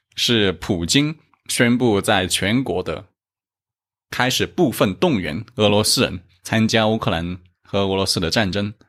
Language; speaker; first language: Chinese; native; Chinese